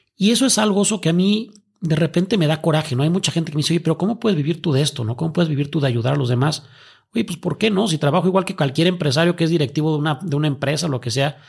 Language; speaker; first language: Spanish; native; Spanish